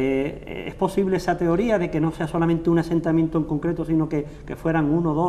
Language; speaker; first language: Spanish; native; Spanish